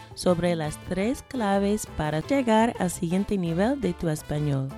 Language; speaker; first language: Spanish; non-native, fluent; English